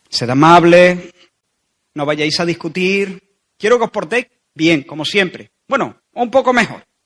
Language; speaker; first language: Spanish; native; Spanish